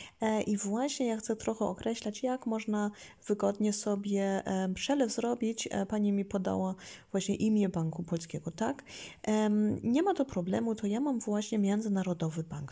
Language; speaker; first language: Polish; early bilingual, heritage; Polish